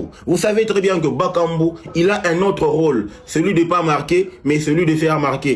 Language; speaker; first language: French; non-native, local second language; Lingala